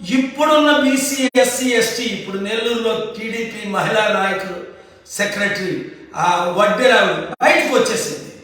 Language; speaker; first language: Telugu; native; Telugu